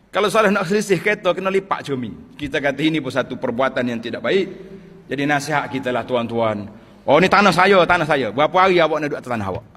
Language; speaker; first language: Malay; native; Malay